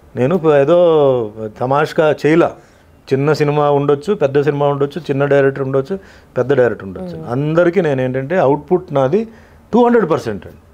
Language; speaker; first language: Telugu; non-native, fluent; Tulu